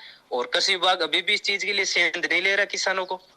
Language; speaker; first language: Hindi; native; Hindi